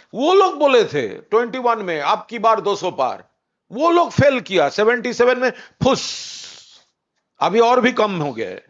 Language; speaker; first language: Hindi; non-native, local second language; Bangla